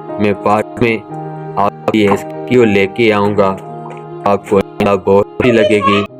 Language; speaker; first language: Urdu; non-native, local second language; Sindhi